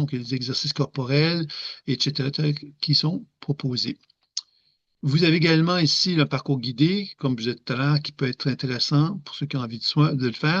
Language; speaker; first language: French; native; French